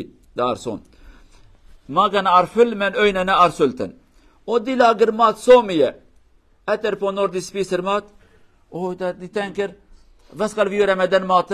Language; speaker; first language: Norwegian; non-native, learner; Kurdish